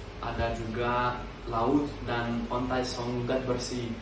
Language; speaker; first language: Indonesian; non-native, learner; French